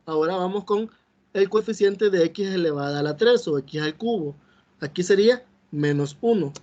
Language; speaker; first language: Spanish; native; Spanish